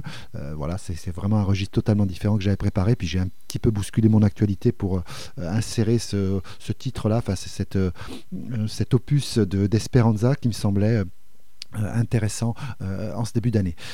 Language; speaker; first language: French; native; French